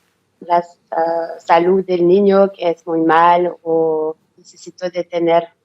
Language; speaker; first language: Spanish; non-native, learner; French